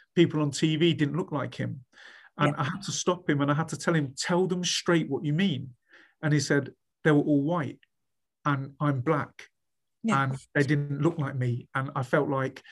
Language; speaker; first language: English; native; English